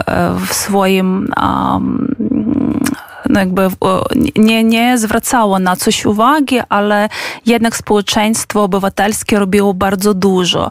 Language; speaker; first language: Polish; non-native, fluent; Ukrainian